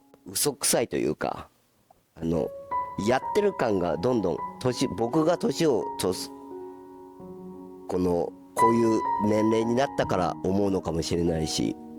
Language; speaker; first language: Japanese; native; Japanese